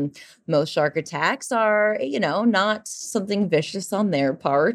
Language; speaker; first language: English; native; English